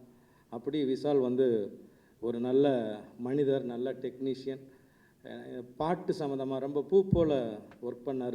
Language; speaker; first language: Tamil; native; Tamil